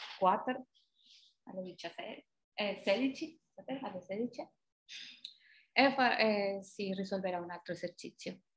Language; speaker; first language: Italian; non-native, fluent; Spanish